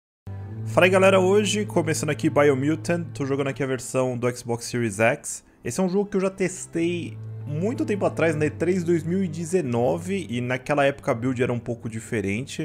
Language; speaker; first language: Portuguese; native; Portuguese